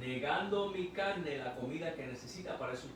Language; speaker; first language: Spanish; native; Spanish